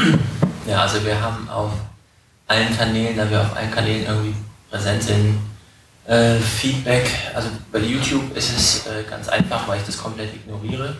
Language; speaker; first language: German; native; German